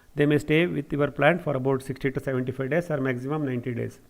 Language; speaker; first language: English; non-native, local second language; Kannada